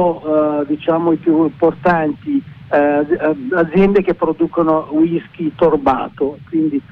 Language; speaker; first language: Italian; native; Italian